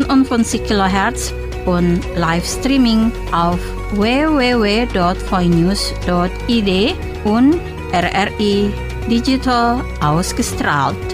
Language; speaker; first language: German; non-native, fluent; Indonesian